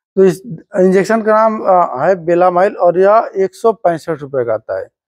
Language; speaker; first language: Hindi; native; Hindi